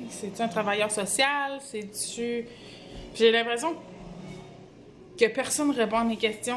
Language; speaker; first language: French; native; French